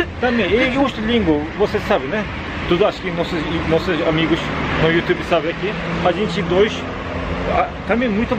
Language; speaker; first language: Portuguese; non-native, learner; Turkish